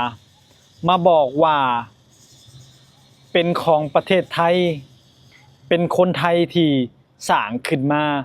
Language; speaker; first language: Thai; non-native, local second language; Lao